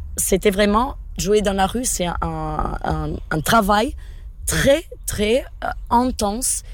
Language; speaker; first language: French; non-native, fluent; Portuguese